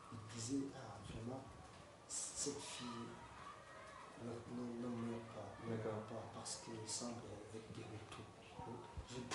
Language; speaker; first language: French; non-native, learner; Kinyarwanda